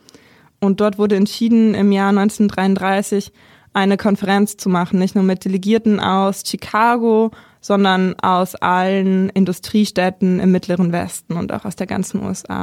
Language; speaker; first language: German; native; German